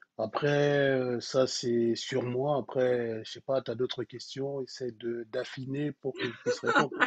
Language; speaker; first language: French; non-native, local second language; Lingala